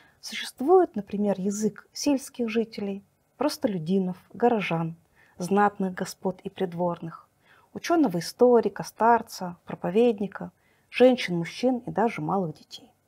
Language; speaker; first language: Russian; native; Russian